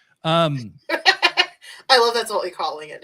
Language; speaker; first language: English; native; English